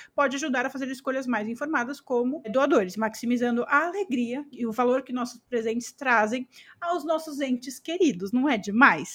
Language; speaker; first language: Portuguese; native; Portuguese